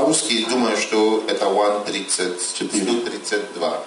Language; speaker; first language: Russian; non-native, learner; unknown